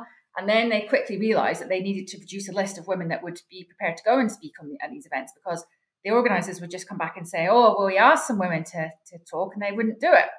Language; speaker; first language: English; native; English